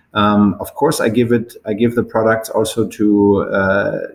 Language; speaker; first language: English; non-native, fluent; German